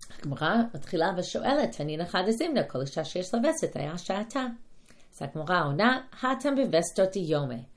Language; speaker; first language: Hebrew; non-native, fluent; English